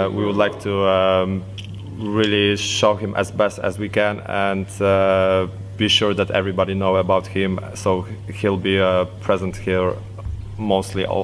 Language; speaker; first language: English; non-native, fluent; Polish